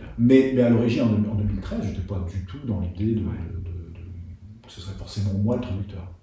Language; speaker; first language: French; early bilingual, other home language; Russian